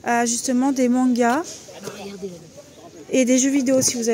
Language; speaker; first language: French; native; French